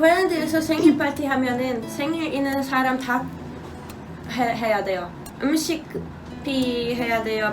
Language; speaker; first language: Korean; non-native, learner; Polish